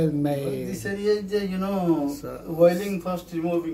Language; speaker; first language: English; non-native, learner; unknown